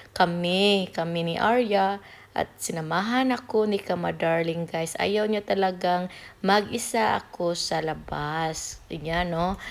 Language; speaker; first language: Filipino; non-native, local second language; Cebuano